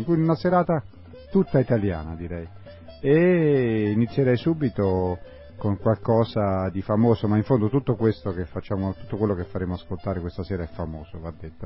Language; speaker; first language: Italian; native; Italian